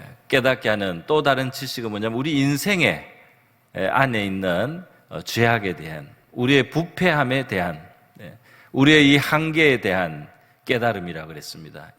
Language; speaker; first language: Korean; native; Korean